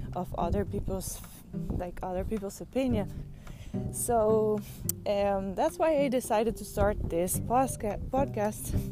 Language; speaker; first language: English; non-native, fluent; Dutch